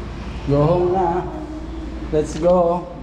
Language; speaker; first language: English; non-native, local second language; Filipino